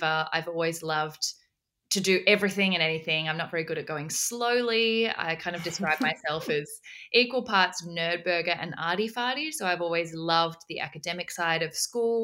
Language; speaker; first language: English; native; English